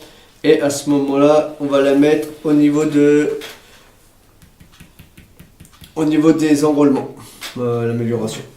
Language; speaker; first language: French; native; French